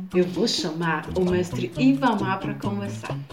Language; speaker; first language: Portuguese; native; Portuguese